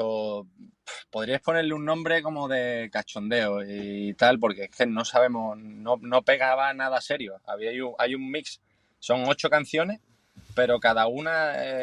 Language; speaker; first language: Spanish; native; Spanish